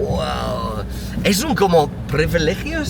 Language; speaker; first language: Spanish; non-native, learner; English